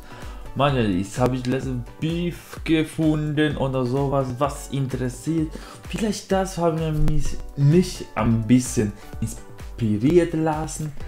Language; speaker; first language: German; non-native, learner; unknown